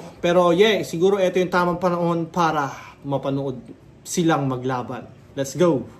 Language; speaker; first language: Filipino; native; Filipino